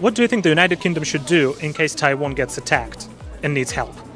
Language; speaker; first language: English; non-native, fluent; Polish